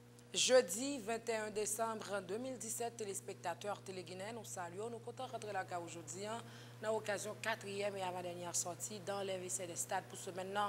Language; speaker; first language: French; non-native, local second language; Haitian Creole